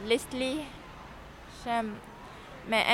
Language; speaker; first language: French; non-native, learner; Lao